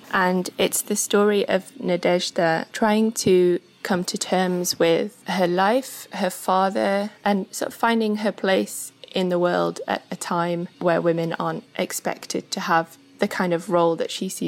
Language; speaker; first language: English; native; English